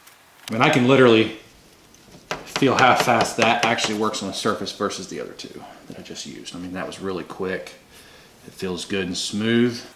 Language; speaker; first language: English; native; English